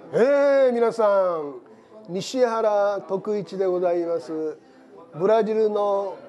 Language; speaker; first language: Japanese; native; Japanese